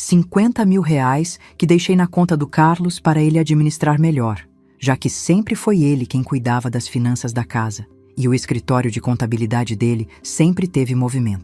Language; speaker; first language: Portuguese; native; Portuguese